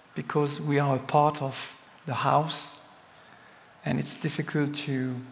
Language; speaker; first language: English; non-native, fluent; French